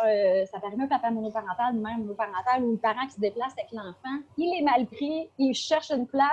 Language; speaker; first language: French; native; French